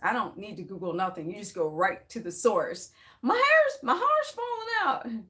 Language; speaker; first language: English; native; English